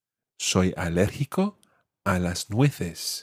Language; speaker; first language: Spanish; non-native, fluent; English